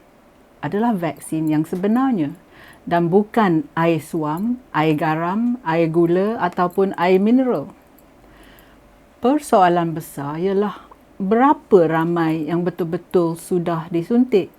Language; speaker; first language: Malay; native; Malay